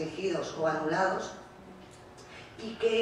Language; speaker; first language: Spanish; native; Spanish